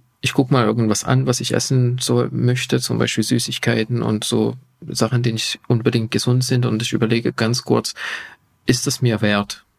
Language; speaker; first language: German; non-native, fluent; Hungarian